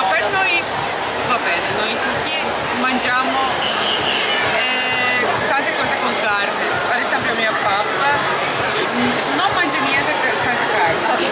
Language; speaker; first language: Italian; non-native, learner; Turkish